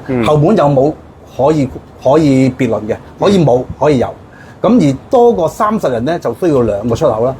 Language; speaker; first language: Cantonese; native; Cantonese